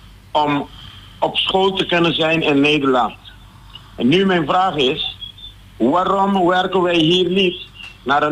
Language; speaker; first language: Dutch; non-native, local second language; Papiamento